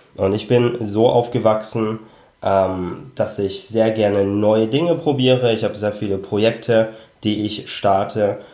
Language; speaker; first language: German; early bilingual, other home language; Cantonese